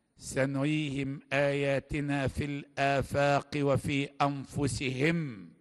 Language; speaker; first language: Arabic; native; Arabic